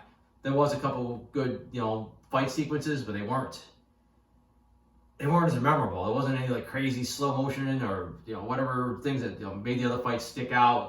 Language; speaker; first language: English; native; English